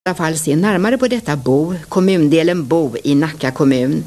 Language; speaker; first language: Swedish; native; Swedish